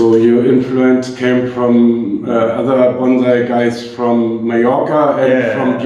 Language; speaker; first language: English; non-native, fluent; German